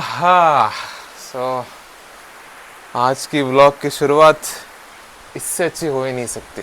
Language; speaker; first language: Hindi; native; Hindi